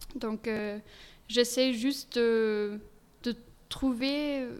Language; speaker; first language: French; non-native, fluent; German